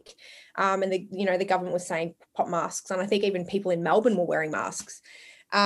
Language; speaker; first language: English; native; English